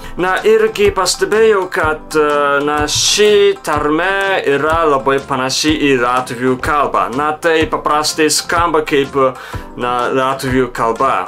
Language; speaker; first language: Lithuanian; non-native, fluent; Japanese